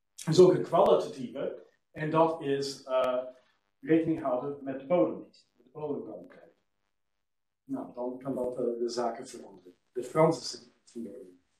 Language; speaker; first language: Dutch; non-native, fluent; English